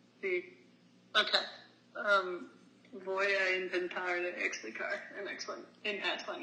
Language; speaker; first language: Spanish; non-native, learner; English